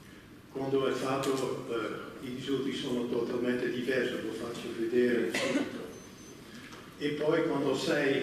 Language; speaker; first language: Italian; non-native, fluent; Dutch